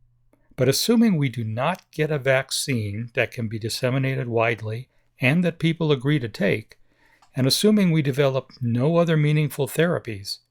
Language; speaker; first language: English; native; English